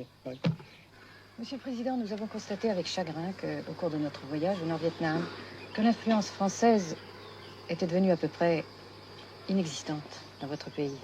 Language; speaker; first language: French; native; French